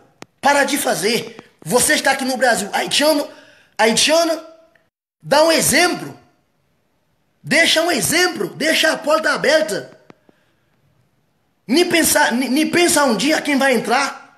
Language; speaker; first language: Portuguese; non-native, fluent; Haitian Creole